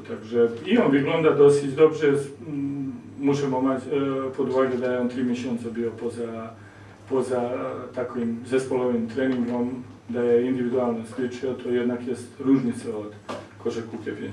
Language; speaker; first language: Polish; non-native, learner; Serbian